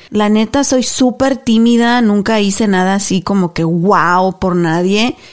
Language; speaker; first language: Spanish; native; Spanish